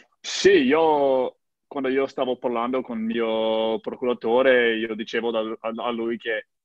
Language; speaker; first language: Italian; non-native, learner; English